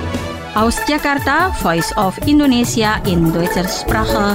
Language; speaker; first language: German; non-native, fluent; Indonesian